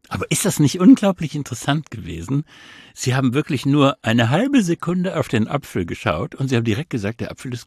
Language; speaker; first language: German; native; German